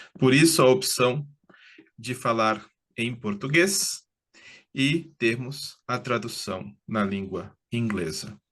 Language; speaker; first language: Portuguese; native; Portuguese